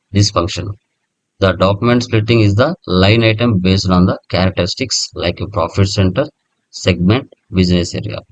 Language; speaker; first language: English; non-native, local second language; Telugu